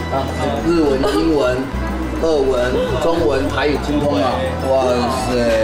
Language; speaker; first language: Chinese; native; Chinese